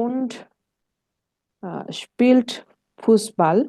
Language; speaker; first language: German; non-native, learner; Bangla